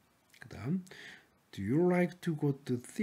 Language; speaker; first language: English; non-native, fluent; Korean